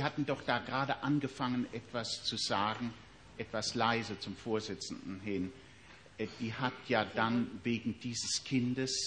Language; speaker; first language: German; native; German